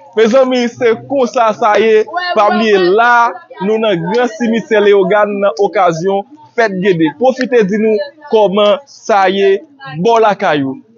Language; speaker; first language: Haitian Creole; native; Haitian Creole